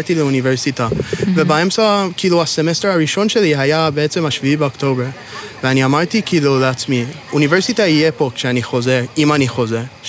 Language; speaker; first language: Hebrew; non-native, fluent; English